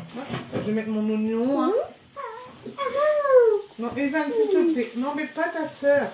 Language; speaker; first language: French; native; French